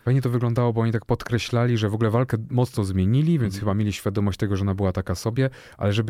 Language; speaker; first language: Polish; native; Polish